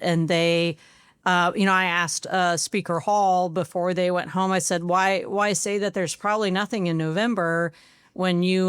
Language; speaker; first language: English; native; English